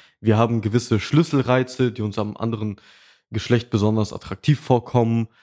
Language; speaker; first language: German; early bilingual, other home language; Russian